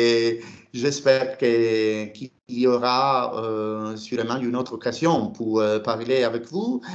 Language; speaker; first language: French; non-native, fluent; Italian